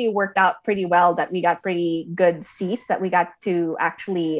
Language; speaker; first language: English; native; English